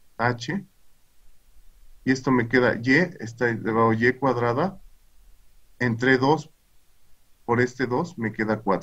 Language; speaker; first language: Spanish; native; Spanish